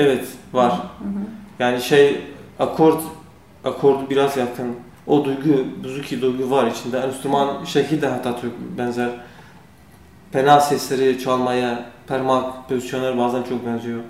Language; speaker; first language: Turkish; non-native, learner; Kurdish